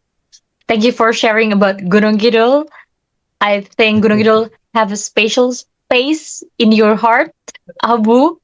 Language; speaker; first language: English; non-native, learner; Indonesian